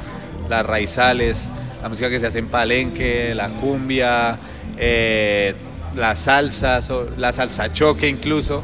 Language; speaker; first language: Spanish; native; Spanish